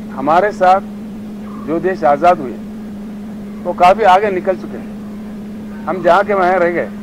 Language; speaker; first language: Hindi; non-native, local second language; Telugu